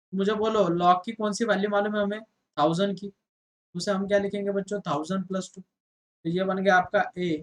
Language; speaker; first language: Hindi; non-native, local second language; Marathi